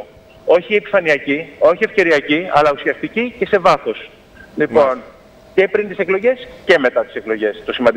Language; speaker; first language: Greek; native; Greek